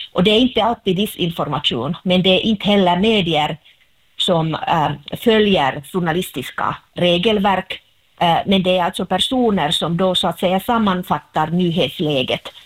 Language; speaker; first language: Swedish; non-native, local second language; Finnish